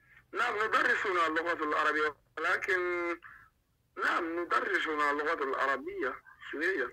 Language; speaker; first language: Arabic; non-native, learner; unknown